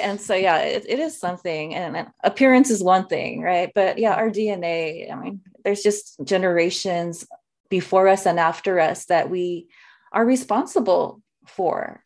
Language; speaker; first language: English; native; English